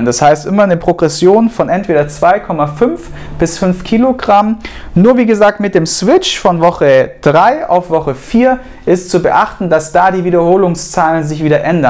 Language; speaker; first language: German; native; German